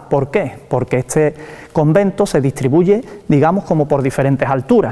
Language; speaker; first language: Spanish; native; Spanish